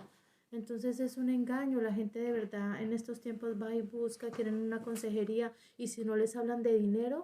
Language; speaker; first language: Spanish; native; Spanish